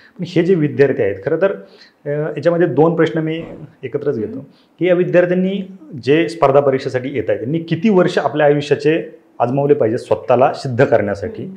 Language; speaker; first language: Marathi; native; Marathi